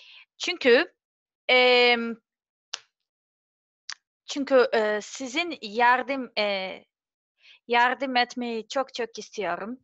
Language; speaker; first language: Turkish; non-native, learner; Serbian